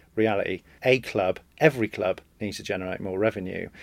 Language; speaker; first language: English; native; English